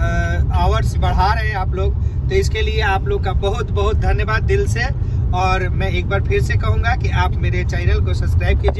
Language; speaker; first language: Hindi; native; Hindi